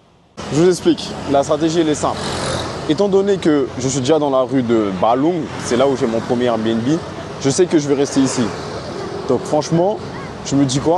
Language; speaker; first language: French; native; French